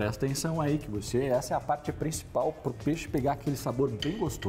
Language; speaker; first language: Portuguese; native; Portuguese